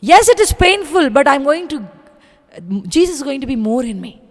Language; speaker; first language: English; non-native, local second language; Tamil